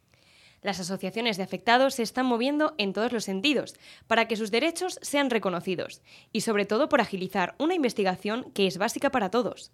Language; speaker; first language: Spanish; native; Spanish